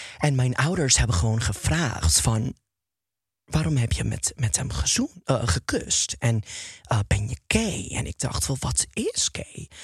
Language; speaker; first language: Dutch; non-native, fluent; English